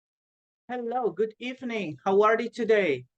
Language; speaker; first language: English; non-native, fluent; Spanish